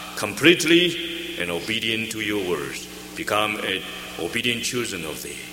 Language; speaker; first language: English; non-native, learner; Chinese